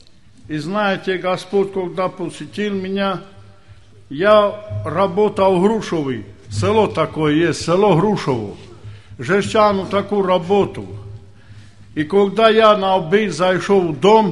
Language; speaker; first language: Ukrainian; non-native, local second language; Romany